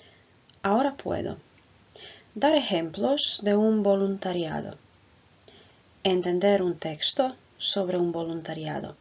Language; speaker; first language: Spanish; non-native, fluent; Croatian